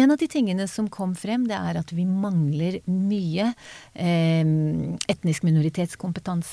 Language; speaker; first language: Norwegian; non-native, fluent; Hebrew